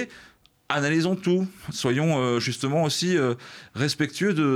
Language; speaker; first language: French; native; French